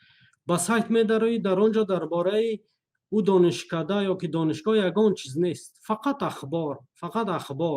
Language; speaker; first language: Persian; non-native, local second language; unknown